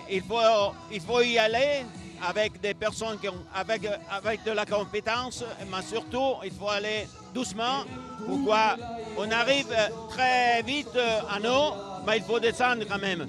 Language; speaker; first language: French; non-native, local second language; Italian